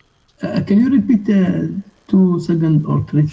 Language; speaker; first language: English; non-native, learner; Arabic